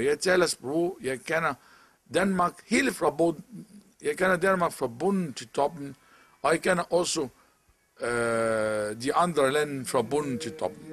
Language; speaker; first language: Danish; non-native, local second language; Arabic